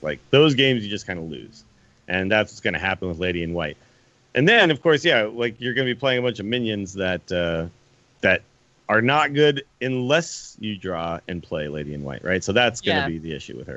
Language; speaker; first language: English; native; English